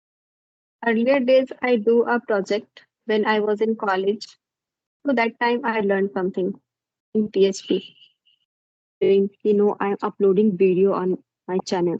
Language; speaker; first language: English; non-native, learner; Hindi